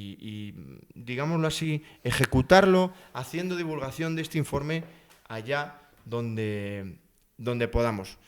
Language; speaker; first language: Spanish; native; Spanish